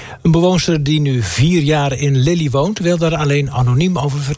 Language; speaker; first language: Dutch; native; Dutch